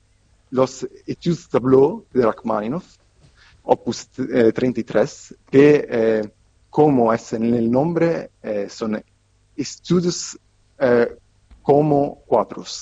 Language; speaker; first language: Spanish; non-native, fluent; Italian